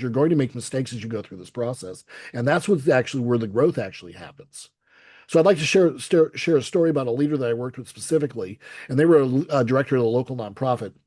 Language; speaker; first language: English; native; English